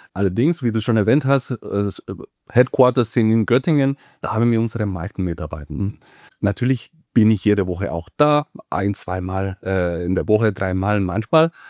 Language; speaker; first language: German; non-native, fluent; Spanish